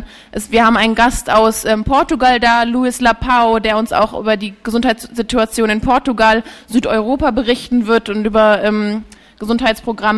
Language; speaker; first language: German; native; German